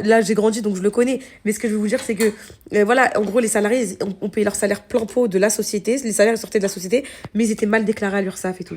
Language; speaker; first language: French; native; French